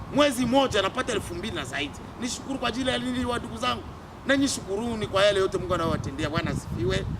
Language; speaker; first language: Swahili; native; Swahili